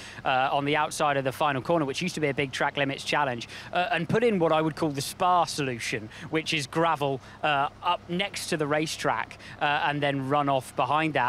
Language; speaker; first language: English; native; English